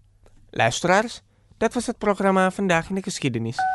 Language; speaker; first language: Dutch; non-native, fluent; Indonesian